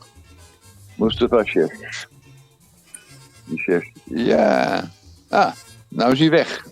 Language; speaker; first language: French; non-native, fluent; Dutch